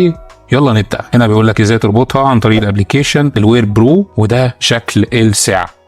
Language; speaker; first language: Arabic; native; Arabic